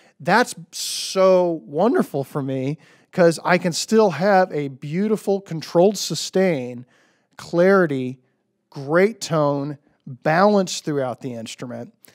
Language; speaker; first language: English; native; English